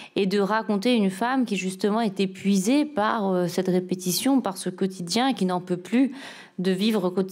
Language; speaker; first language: French; native; French